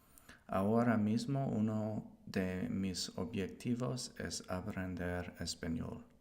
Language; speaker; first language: Spanish; non-native, learner; English